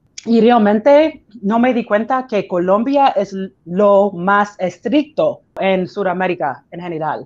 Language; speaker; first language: Spanish; non-native, learner; English